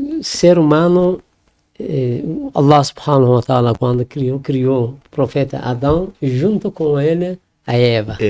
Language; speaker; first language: Portuguese; non-native, learner; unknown